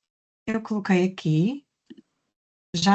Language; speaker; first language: Portuguese; native; Portuguese